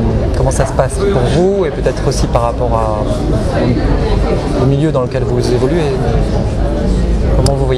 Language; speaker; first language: French; native; French